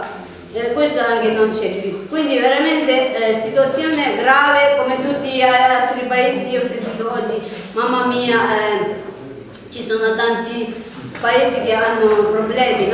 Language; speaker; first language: Italian; non-native, learner; Tibetan